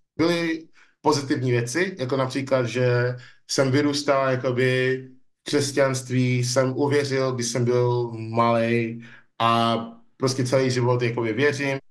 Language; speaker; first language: Czech; early bilingual, other home language; English